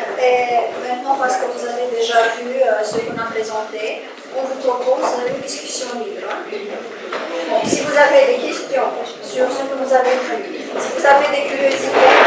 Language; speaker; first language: French; non-native, fluent; Romanian